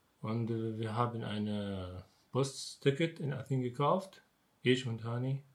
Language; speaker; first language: German; non-native, learner; Arabic